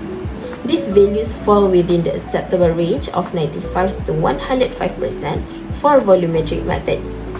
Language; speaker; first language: English; non-native, local second language; Malay